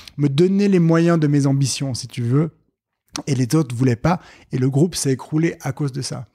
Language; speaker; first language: French; native; French